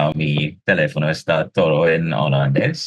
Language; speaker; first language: Spanish; non-native, fluent; English